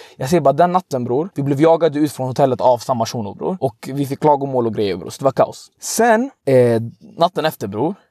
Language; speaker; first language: Swedish; early bilingual, other home language; Arabic